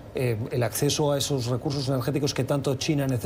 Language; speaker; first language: Spanish; native; Spanish